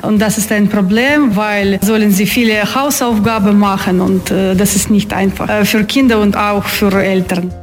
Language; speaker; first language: German; non-native, learner; Ukrainian